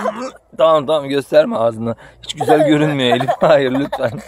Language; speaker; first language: Turkish; native; Turkish